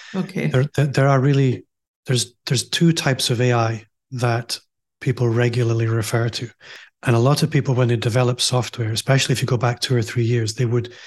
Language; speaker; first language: English; native; English